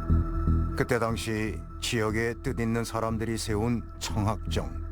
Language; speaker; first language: Korean; native; Korean